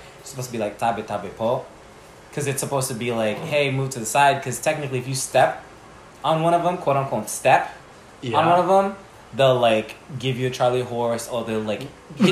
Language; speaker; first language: English; native; English